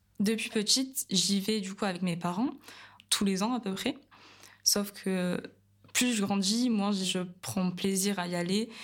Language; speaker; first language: French; native; French